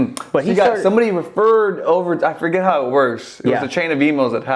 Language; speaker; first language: English; native; English